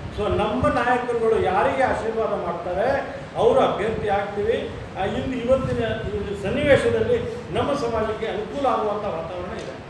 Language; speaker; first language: Kannada; non-native, local second language; Lambadi